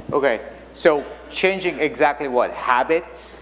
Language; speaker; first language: English; non-native, fluent; German